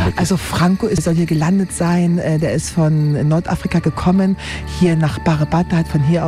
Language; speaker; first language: German; native; German